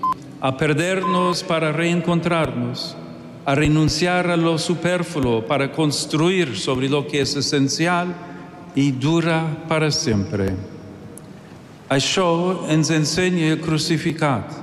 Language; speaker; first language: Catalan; non-native, fluent; English